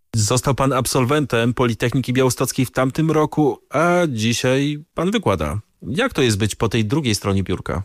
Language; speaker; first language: Polish; native; Polish